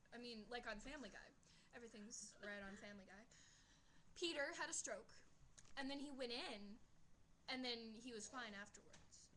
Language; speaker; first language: English; native; English